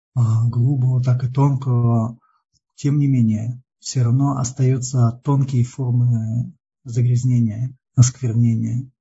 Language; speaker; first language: Russian; native; Russian